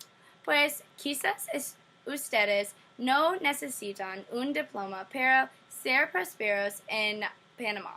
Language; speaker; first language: Spanish; non-native, learner; English